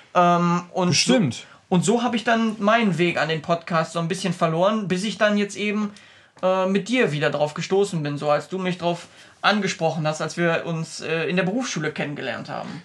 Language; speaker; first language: German; native; German